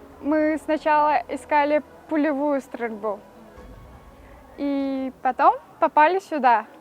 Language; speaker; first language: Russian; non-native, local second language; Tajik